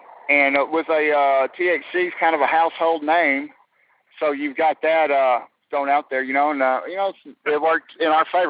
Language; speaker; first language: English; native; English